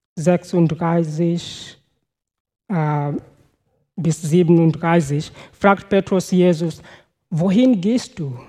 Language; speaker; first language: German; non-native, fluent; Swahili